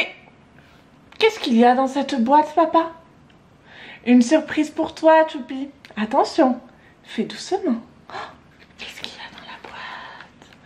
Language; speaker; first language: French; native; French